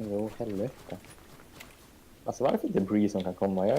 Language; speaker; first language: Swedish; native; Swedish